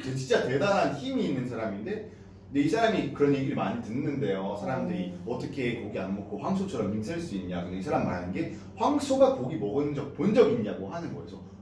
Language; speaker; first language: Korean; non-native, fluent; French